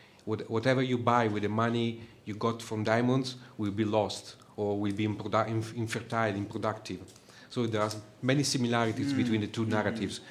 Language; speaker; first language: English; non-native, fluent; Italian